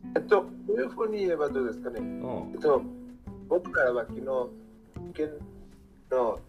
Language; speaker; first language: Japanese; non-native, fluent; English